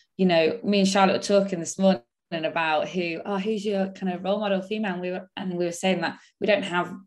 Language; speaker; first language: English; native; English